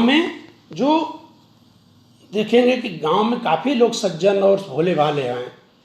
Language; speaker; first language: Hindi; native; Hindi